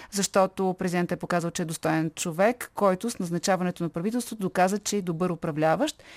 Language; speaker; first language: Bulgarian; native; Bulgarian